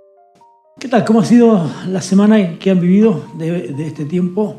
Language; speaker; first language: Spanish; native; Spanish